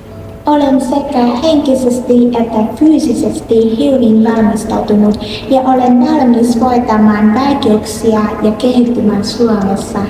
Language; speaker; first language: Finnish; non-native, learner; Vietnamese